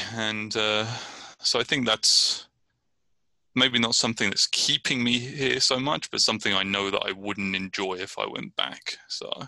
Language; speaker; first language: English; native; English